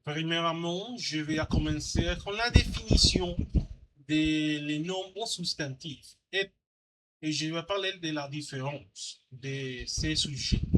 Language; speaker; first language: French; non-native, learner; Spanish